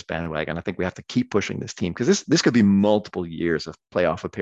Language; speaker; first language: English; native; English